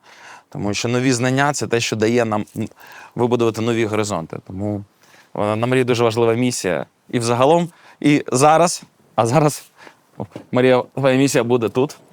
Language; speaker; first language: Ukrainian; native; Ukrainian